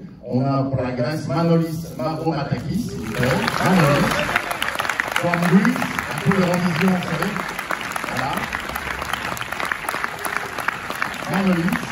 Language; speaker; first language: French; native; French